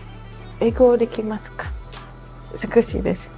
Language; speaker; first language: Japanese; non-native, fluent; Indonesian